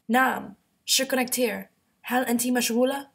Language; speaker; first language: Arabic; non-native, learner; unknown